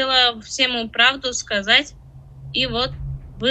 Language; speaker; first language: Russian; non-native, learner; Tajik